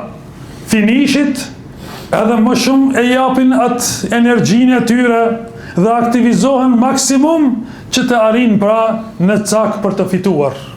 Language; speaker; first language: Albanian; native; Albanian